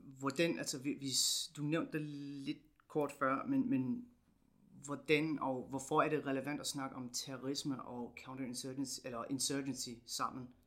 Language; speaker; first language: Danish; non-native, fluent; English